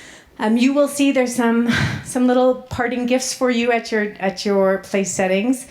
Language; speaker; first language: English; native; English